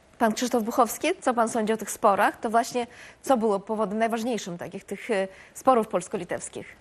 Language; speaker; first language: Polish; native; Polish